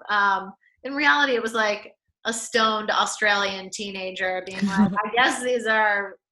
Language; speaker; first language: English; native; English